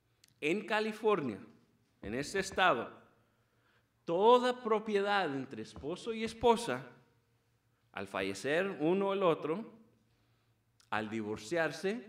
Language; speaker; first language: Spanish; early bilingual, heritage; Spanish